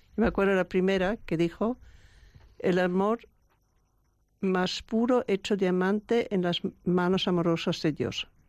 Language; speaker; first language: Spanish; non-native, fluent; German